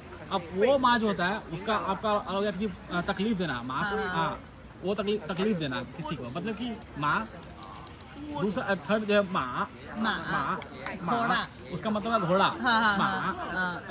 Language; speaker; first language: Hindi; native; Hindi